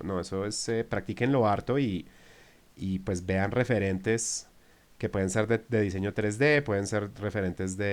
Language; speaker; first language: Spanish; native; Spanish